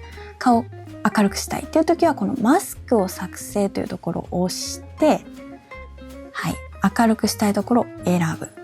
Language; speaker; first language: Japanese; native; Japanese